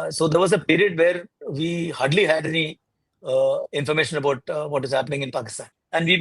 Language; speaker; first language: English; non-native, local second language; Malayalam